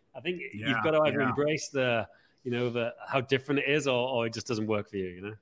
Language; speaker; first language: English; native; English